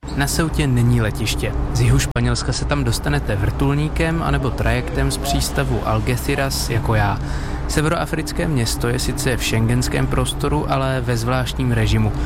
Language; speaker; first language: Czech; native; Czech